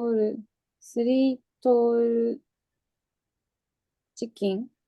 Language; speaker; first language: English; non-native, learner; Japanese